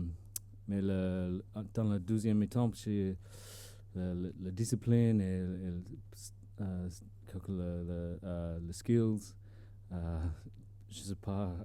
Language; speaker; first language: French; non-native, learner; English